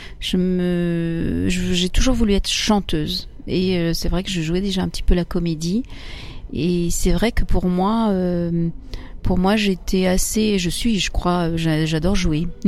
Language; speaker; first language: French; early bilingual, other home language; Italian